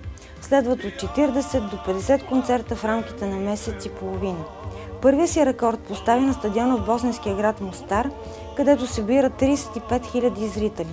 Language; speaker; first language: Bulgarian; native; Bulgarian